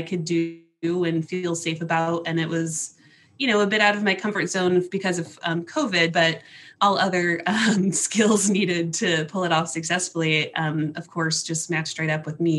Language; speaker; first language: English; native; English